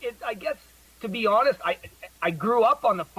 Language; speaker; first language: English; native; English